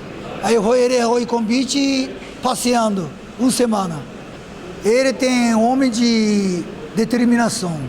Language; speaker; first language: Portuguese; non-native, learner; Japanese